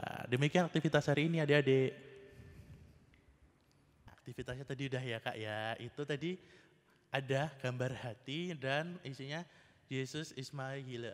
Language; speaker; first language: Indonesian; native; Indonesian